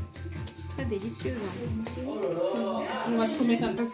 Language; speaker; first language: French; native; French